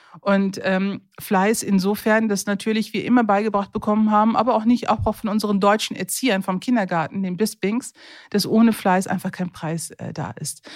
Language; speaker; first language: German; early bilingual, other home language; Turkish